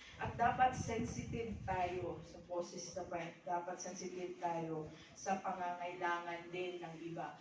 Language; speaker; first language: Filipino; native; Filipino